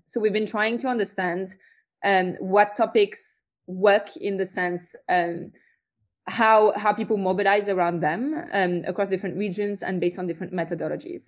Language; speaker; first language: English; non-native, fluent; French